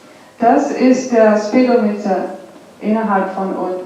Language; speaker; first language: German; non-native, fluent; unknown